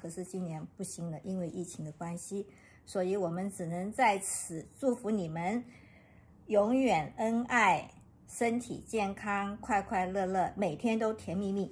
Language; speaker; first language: Chinese; native; Chinese